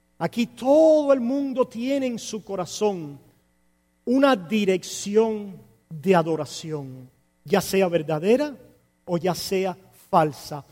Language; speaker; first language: Spanish; native; Spanish